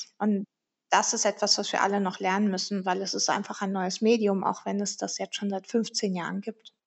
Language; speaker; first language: German; early bilingual, heritage; German